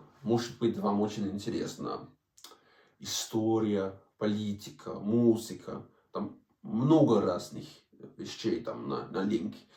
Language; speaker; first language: Russian; non-native, fluent; Danish